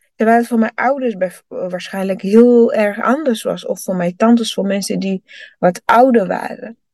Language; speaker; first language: Dutch; early bilingual, other home language; Rundi